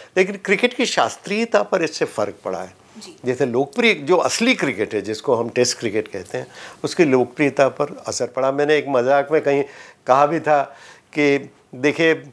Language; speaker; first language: Hindi; native; Hindi